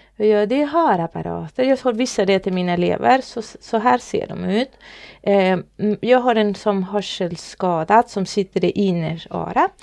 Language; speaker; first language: Swedish; non-native, fluent; Spanish